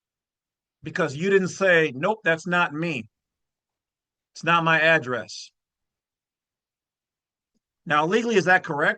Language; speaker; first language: English; native; English